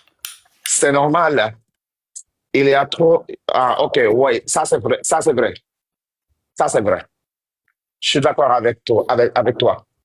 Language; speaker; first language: French; non-native, learner; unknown